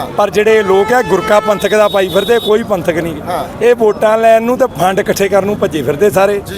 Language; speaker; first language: Punjabi; native; Punjabi